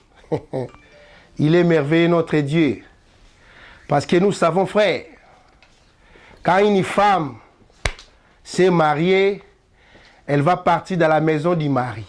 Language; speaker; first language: French; non-native, local second language; Lingala